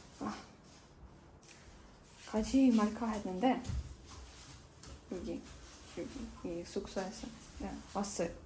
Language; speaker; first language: Korean; non-native, fluent; Ukrainian